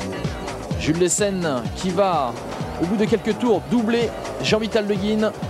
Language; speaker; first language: French; native; French